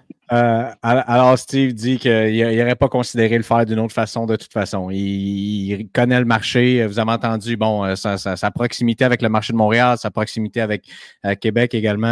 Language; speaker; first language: French; native; French